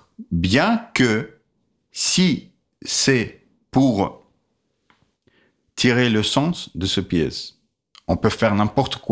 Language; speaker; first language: French; non-native, fluent; Russian